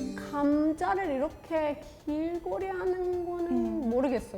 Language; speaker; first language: Korean; non-native, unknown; Persian